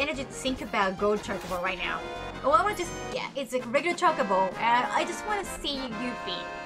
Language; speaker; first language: English; non-native, fluent; Japanese